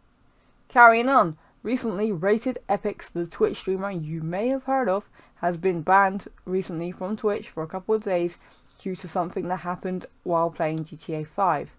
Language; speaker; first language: English; native; English